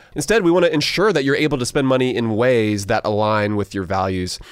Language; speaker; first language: English; native; English